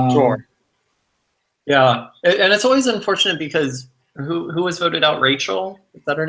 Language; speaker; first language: English; native; English